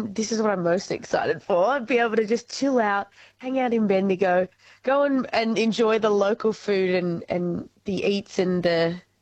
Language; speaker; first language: English; native; English